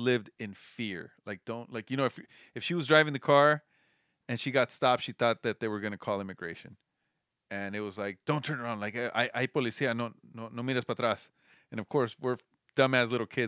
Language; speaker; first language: English; early bilingual, other home language; Spanish